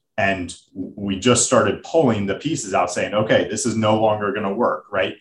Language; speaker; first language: English; native; English